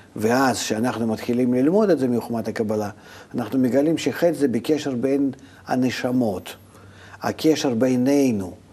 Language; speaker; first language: Hebrew; non-native, fluent; Russian